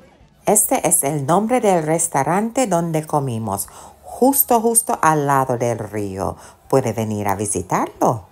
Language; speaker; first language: Spanish; non-native, fluent; English